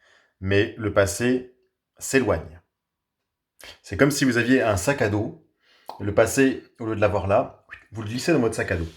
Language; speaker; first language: French; native; French